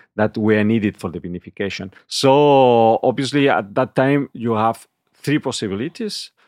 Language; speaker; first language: English; non-native, fluent; Catalan